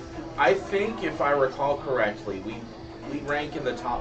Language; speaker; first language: English; native; English